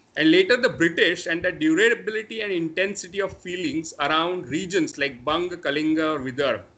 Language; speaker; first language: English; non-native, local second language; Marathi